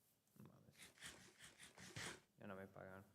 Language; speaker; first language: Spanish; early bilingual, heritage; Spanish